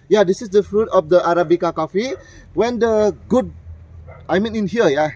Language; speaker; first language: English; non-native, learner; Indonesian